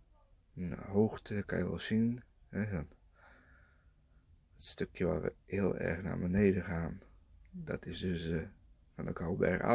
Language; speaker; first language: Dutch; native; Dutch